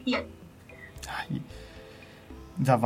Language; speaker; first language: Vietnamese; native; Vietnamese